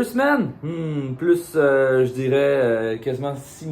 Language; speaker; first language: French; native; French